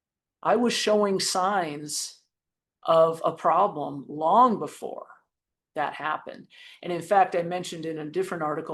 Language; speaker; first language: English; native; English